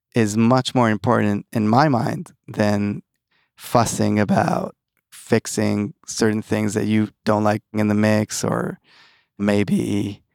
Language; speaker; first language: English; early bilingual, other home language; Hebrew